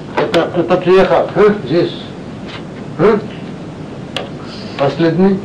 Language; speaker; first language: Russian; non-native, learner; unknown